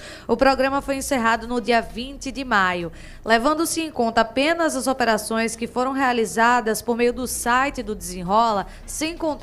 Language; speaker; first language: Portuguese; native; Portuguese